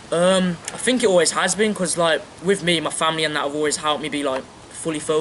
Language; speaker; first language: English; native; English